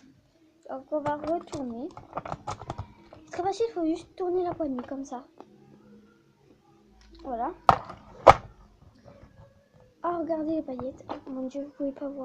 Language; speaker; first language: French; native; French